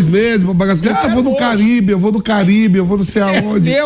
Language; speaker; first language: Portuguese; native; Portuguese